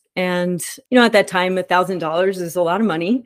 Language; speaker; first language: English; native; English